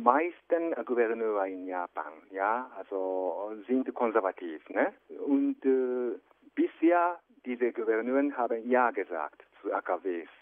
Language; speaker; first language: German; non-native, fluent; Japanese